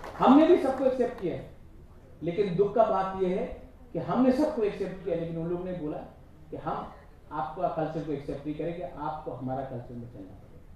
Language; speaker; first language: Hindi; non-native, local second language; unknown